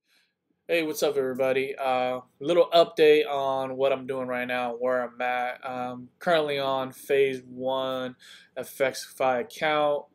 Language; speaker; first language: English; native; English